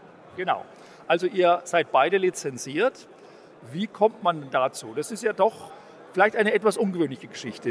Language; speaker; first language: German; native; German